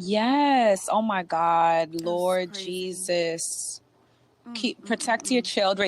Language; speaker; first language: English; native; English